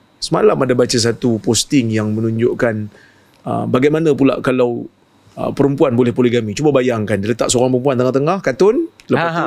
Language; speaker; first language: Malay; native; Malay